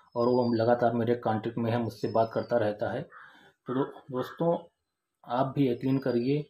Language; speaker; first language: Hindi; native; Hindi